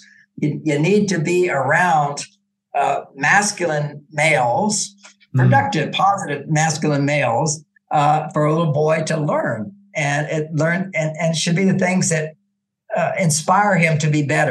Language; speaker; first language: English; native; English